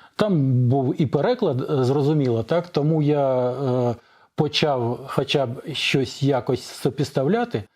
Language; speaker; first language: Ukrainian; non-native, local second language; Russian